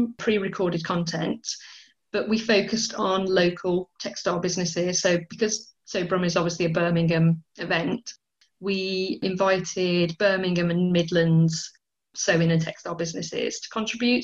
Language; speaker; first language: English; native; English